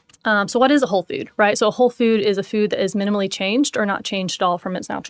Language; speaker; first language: English; native; English